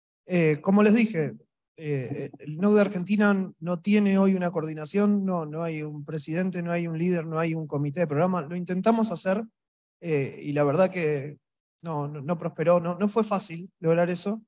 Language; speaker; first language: Spanish; native; Spanish